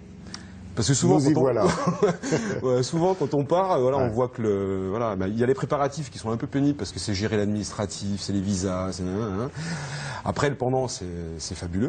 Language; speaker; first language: French; native; French